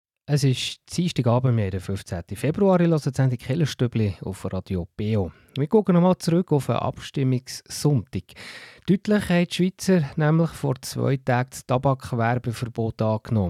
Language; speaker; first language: German; native; German